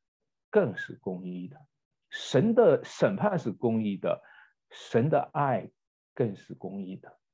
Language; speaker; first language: Chinese; native; Chinese